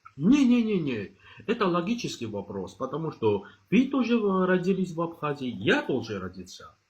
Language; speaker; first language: Russian; non-native, local second language; Georgian